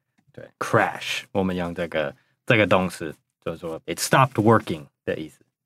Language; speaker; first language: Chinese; non-native, fluent; English